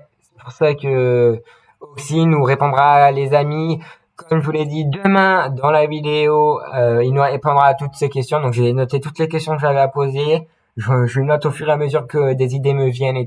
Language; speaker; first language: French; native; French